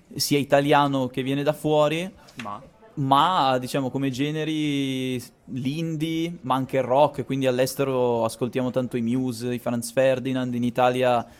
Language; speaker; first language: Italian; native; Italian